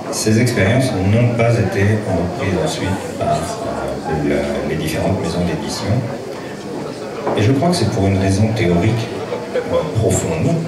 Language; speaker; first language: French; native; French